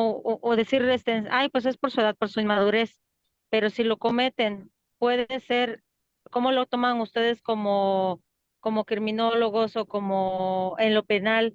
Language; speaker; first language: Spanish; native; Spanish